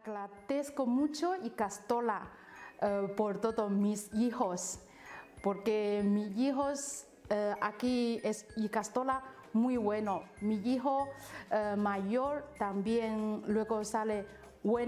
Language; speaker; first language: Spanish; non-native, learner; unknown